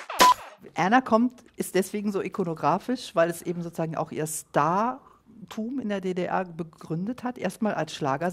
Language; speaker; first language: German; native; German